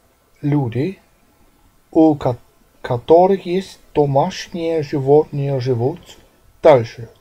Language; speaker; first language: Russian; non-native, learner; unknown